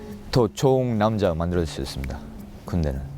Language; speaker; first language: Korean; non-native, learner; English